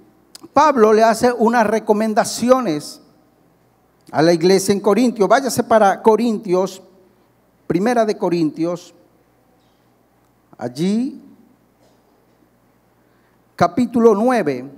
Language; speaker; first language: Spanish; native; Spanish